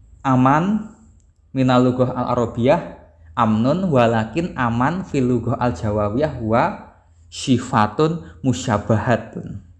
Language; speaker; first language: Arabic; non-native, learner; Javanese